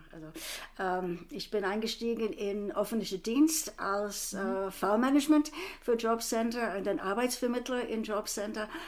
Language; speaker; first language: German; non-native, fluent; English